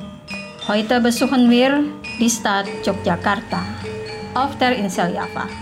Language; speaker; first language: German; non-native, fluent; Indonesian